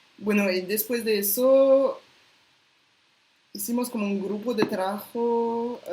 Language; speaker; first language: Spanish; non-native, fluent; French